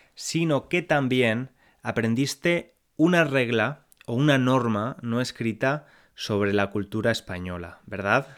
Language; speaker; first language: Spanish; native; Spanish